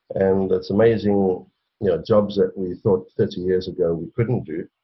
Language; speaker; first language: English; native; English